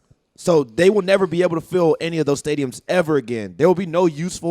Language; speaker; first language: English; native; English